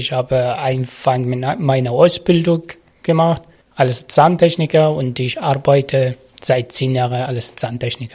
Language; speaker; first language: German; non-native, learner; Arabic